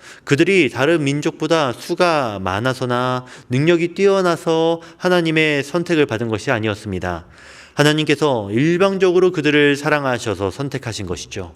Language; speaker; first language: Korean; native; Korean